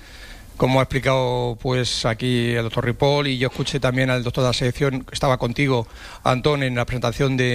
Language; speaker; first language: Spanish; native; Spanish